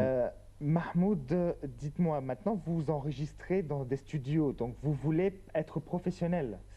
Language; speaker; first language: French; native; French